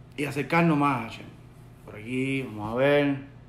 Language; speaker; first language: Spanish; native; Spanish